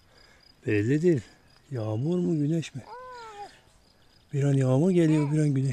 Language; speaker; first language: Turkish; non-native, fluent; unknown